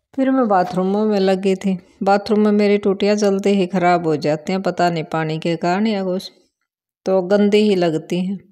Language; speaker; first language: Hindi; native; Hindi